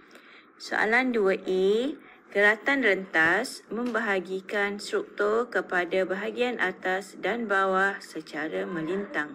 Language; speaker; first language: Malay; native; Malay